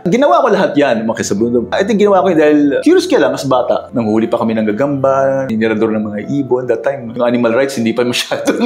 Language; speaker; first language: Filipino; native; Filipino